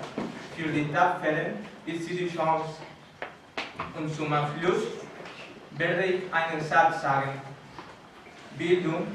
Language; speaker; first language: German; non-native, learner; Spanish